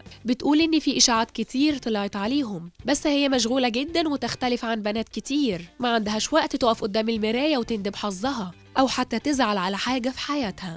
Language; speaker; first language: Arabic; native; Arabic